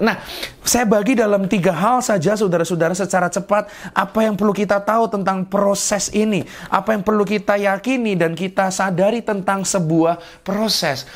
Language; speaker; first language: Indonesian; native; Indonesian